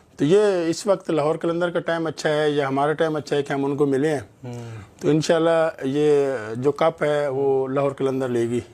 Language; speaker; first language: Urdu; non-native, local second language; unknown